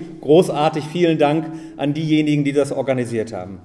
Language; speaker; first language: German; native; German